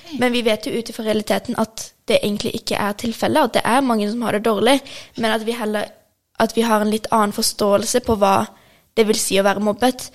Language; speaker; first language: Norwegian; early bilingual, other home language; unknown